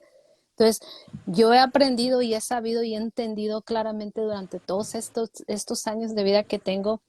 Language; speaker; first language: Spanish; native; Spanish